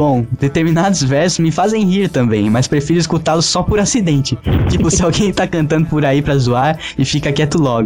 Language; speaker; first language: Portuguese; native; Portuguese